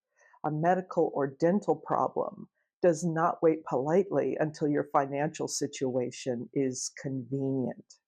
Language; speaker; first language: English; native; English